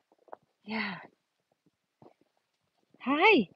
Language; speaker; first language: English; non-native, learner; Filipino